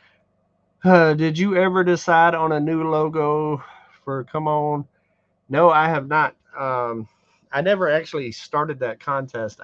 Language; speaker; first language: English; native; English